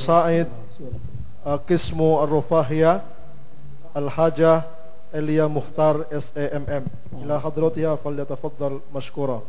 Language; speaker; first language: Arabic; non-native, fluent; Indonesian